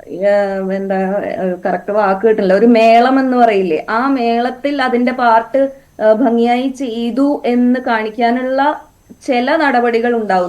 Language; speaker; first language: Malayalam; native; Malayalam